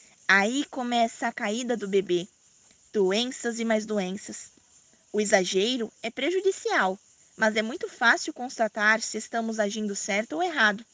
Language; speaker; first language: Portuguese; native; Portuguese